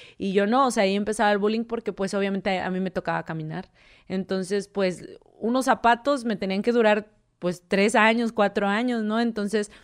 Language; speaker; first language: Spanish; native; Spanish